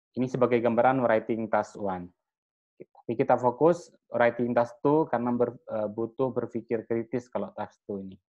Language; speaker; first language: Indonesian; non-native, local second language; Madurese